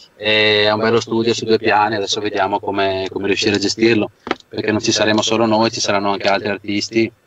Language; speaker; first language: Italian; native; Italian